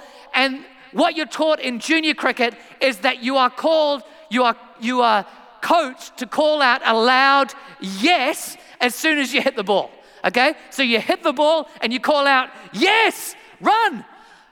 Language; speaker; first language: English; native; English